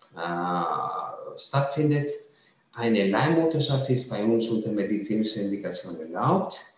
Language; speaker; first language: German; non-native, fluent; Greek